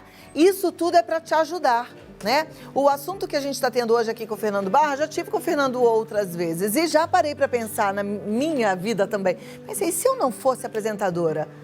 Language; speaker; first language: Portuguese; native; Portuguese